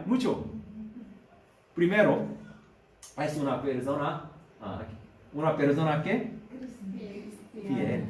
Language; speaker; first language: Spanish; non-native, learner; Korean